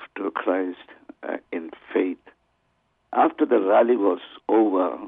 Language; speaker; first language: English; non-native, local second language; Tamil